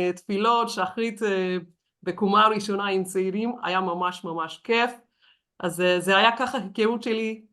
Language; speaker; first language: Hebrew; non-native, fluent; Turkish